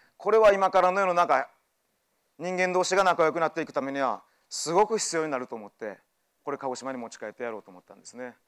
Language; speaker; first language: Japanese; native; Japanese